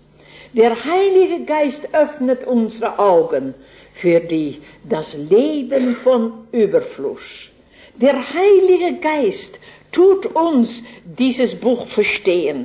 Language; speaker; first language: German; non-native, fluent; Dutch